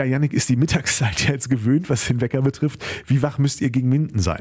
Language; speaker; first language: German; native; German